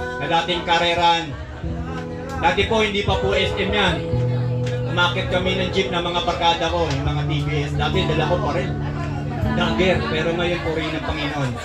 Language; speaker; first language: Filipino; native; Filipino